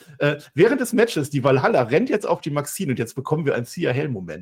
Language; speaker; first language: German; native; German